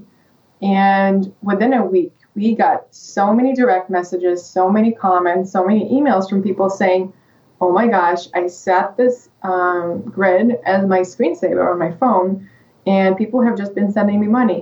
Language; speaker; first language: English; non-native, fluent; Russian